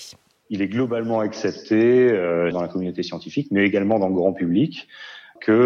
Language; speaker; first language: French; native; French